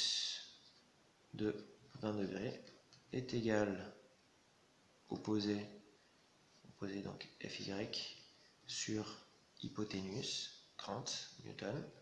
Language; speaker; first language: French; native; French